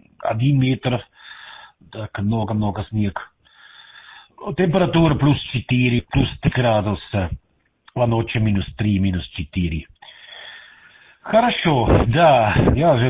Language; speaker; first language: Russian; non-native, learner; German